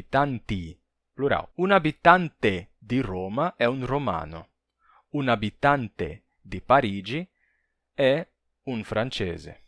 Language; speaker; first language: Italian; non-native, fluent; Portuguese